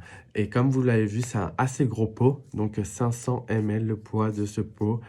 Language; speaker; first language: French; native; French